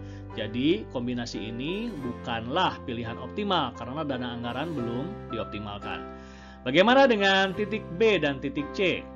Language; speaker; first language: Indonesian; native; Indonesian